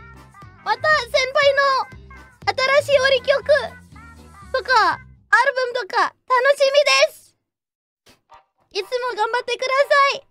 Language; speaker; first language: Japanese; non-native, learner; Indonesian